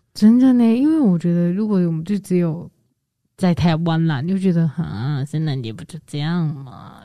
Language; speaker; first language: Chinese; native; Chinese